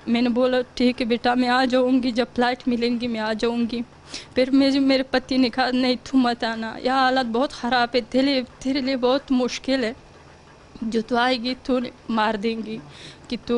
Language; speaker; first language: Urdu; non-native, learner; Pashto